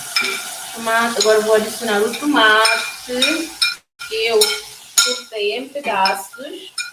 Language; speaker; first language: Portuguese; non-native, local second language; Tetum